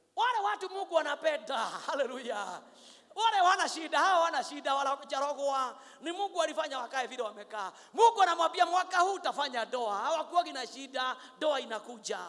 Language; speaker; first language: Swahili; non-native, local second language; Kikuyu